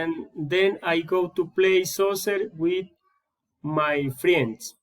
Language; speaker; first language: English; non-native, learner; Spanish